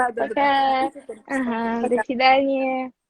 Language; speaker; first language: Russian; non-native, local second language; Yakut